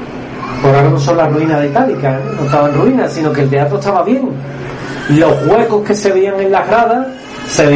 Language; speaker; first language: Spanish; native; Spanish